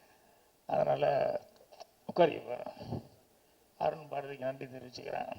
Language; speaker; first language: Tamil; native; Tamil